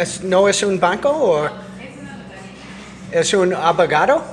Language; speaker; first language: Spanish; non-native, learner; English